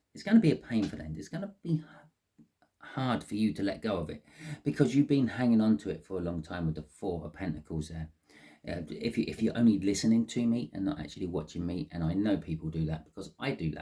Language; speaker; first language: English; native; English